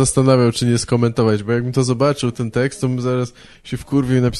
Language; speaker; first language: Polish; native; Polish